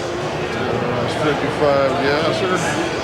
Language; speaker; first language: English; native; English